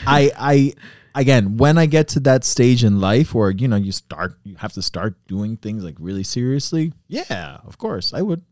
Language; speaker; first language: English; early bilingual, other home language; Spanish